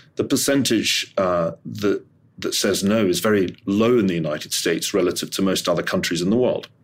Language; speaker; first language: English; native; English